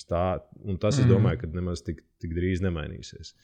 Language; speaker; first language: Latvian; native; Latvian